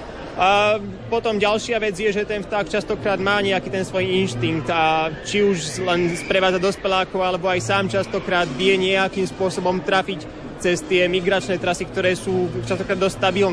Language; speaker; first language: Slovak; native; Slovak